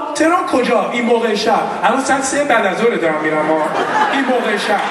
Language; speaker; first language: Persian; early bilingual, heritage; Persian